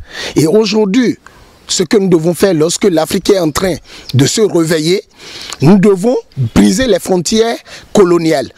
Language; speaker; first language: French; non-native, local second language; Fon